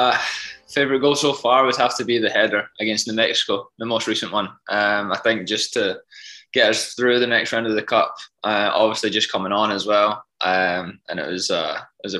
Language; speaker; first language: English; native; English